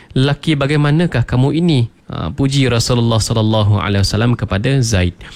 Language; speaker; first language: Malay; native; Malay